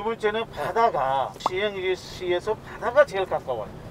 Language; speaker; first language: Korean; non-native, fluent; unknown